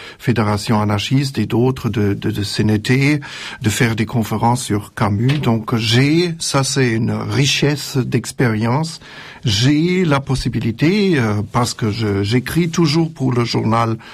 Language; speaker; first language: French; non-native, fluent; German